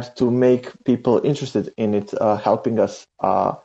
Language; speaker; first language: English; non-native, fluent; Serbian